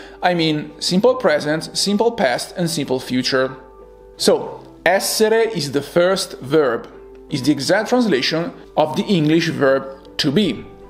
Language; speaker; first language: English; non-native, fluent; Italian